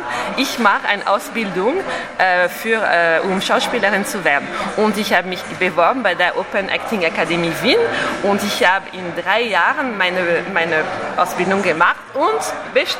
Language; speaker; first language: German; non-native, fluent; French